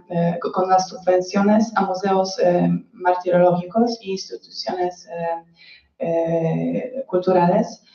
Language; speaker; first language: Spanish; non-native, fluent; Polish